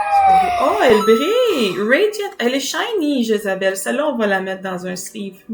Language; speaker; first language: French; native; French